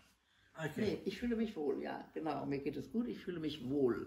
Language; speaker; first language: German; non-native, learner; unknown